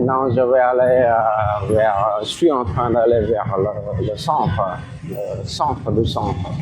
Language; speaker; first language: French; non-native, fluent; Vietnamese